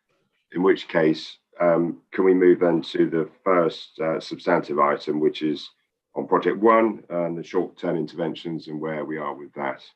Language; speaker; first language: English; native; English